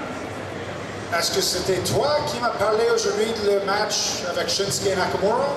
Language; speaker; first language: French; non-native, local second language; English